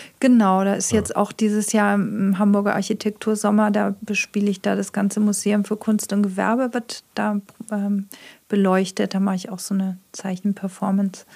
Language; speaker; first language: German; native; German